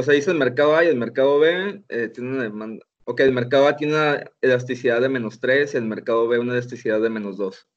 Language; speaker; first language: Spanish; native; Spanish